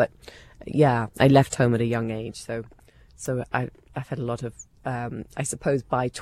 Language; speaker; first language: English; native; English